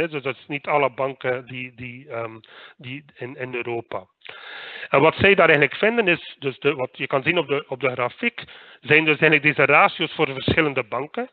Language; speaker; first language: Dutch; native; Dutch